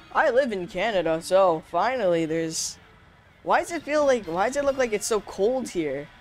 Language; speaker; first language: English; native; English